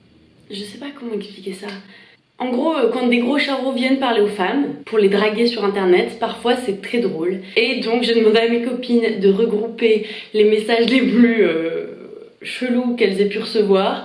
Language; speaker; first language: French; native; French